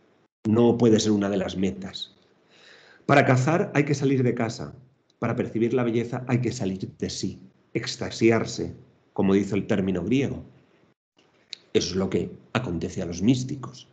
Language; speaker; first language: Spanish; native; Spanish